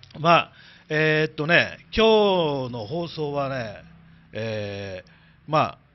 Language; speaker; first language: Japanese; native; Japanese